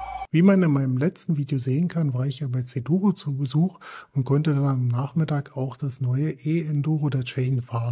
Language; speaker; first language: German; native; German